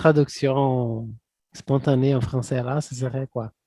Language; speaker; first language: French; non-native, fluent; Portuguese